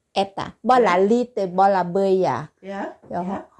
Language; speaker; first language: Swedish; non-native, learner; Thai